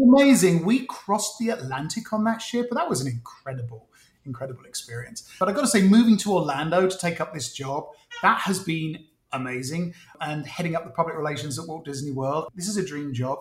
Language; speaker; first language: English; native; English